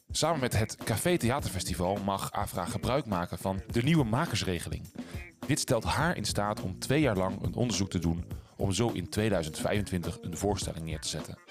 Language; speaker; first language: Dutch; native; Dutch